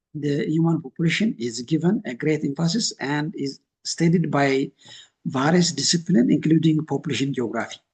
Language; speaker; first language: English; non-native, local second language; Amharic